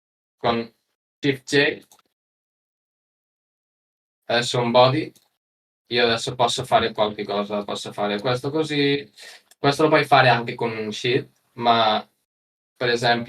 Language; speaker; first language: Italian; non-native, learner; Spanish